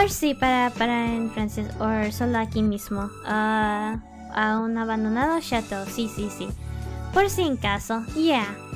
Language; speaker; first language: Spanish; native; Spanish